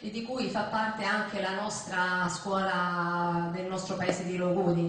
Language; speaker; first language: Italian; native; Italian